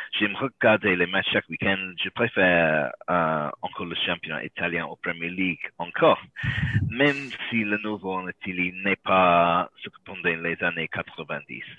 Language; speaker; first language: French; non-native, learner; English